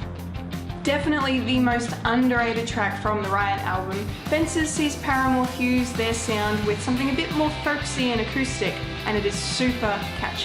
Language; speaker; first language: English; native; English